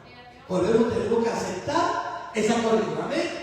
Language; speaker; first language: Spanish; native; Spanish